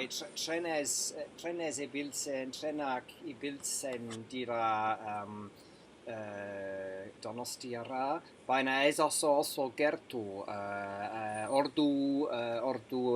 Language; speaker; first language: Basque; non-native, learner; English